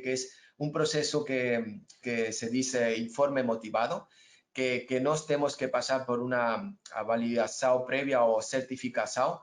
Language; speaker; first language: Portuguese; non-native, learner; Spanish